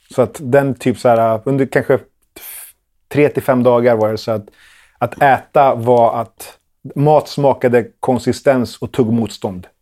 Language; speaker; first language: Swedish; early bilingual, other home language; Spanish